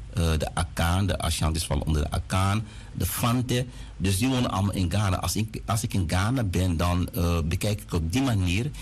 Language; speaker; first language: Dutch; native; Dutch